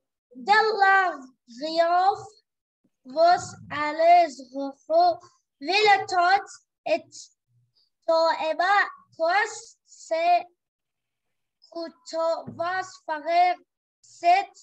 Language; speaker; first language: French; non-native, learner; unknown